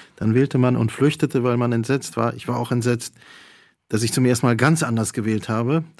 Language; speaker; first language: German; early bilingual, other home language; Polish